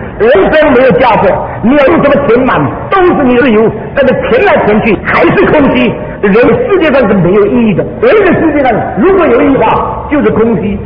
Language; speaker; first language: Chinese; early bilingual, heritage; Chinese